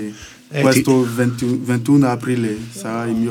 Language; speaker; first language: Italian; non-native, learner; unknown